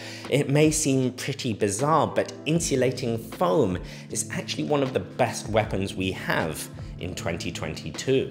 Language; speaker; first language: English; native; English